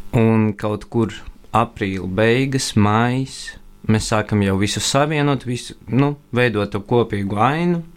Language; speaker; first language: Latvian; non-native, local second language; Russian